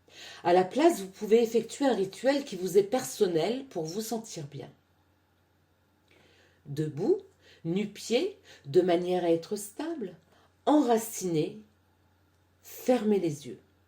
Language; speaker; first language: French; native; French